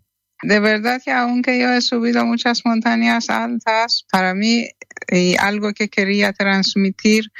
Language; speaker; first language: Spanish; non-native, learner; Persian